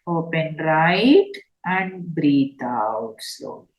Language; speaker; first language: English; non-native, local second language; Telugu